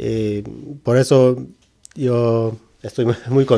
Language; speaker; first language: Spanish; non-native, learner; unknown